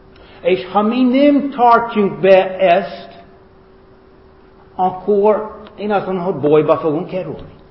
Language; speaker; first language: Hungarian; non-native, fluent; English